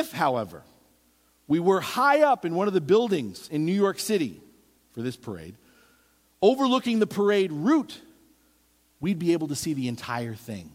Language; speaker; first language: English; native; English